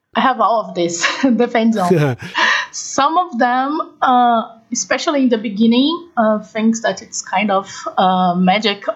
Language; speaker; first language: English; non-native, fluent; Portuguese